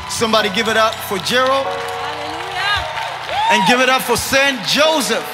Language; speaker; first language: English; non-native, local second language; Ga